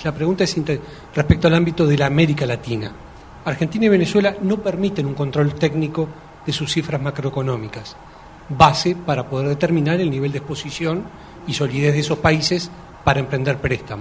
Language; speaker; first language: Spanish; native; Spanish